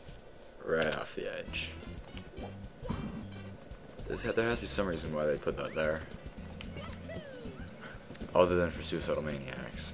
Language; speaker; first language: English; native; English